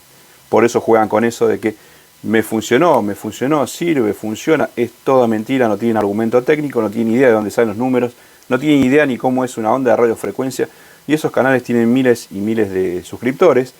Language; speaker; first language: Spanish; native; Spanish